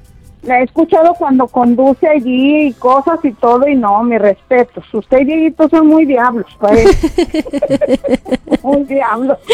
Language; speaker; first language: Spanish; native; Spanish